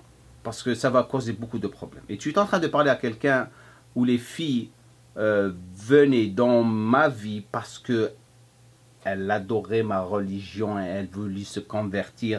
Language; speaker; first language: French; non-native, fluent; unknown